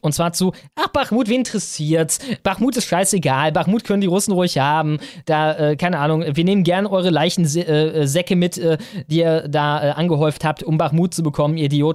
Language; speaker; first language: German; native; German